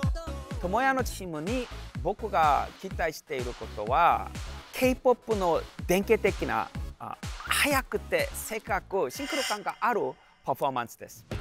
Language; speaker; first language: Japanese; non-native, learner; Korean